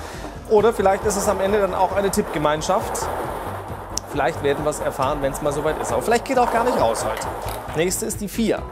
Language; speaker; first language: German; native; German